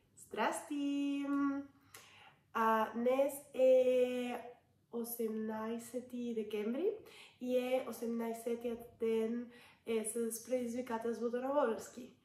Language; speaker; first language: Bulgarian; non-native, learner; English